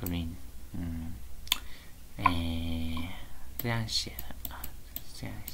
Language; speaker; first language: Chinese; native; Chinese